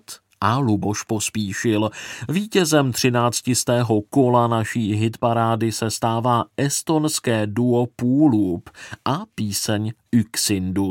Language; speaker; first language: Czech; native; Czech